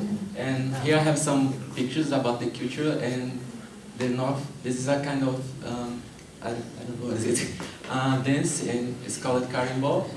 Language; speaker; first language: English; non-native, learner; Portuguese